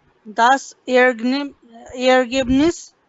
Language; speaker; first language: German; non-native, learner; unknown